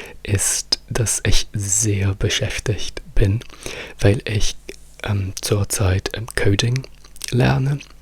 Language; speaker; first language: German; non-native, fluent; Italian